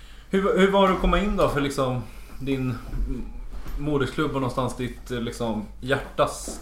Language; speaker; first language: Swedish; native; Swedish